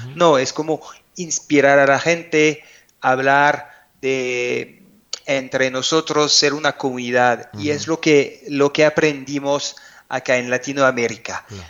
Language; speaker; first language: Spanish; non-native, fluent; French